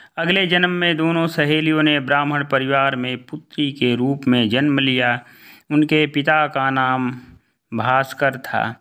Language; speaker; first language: Hindi; native; Hindi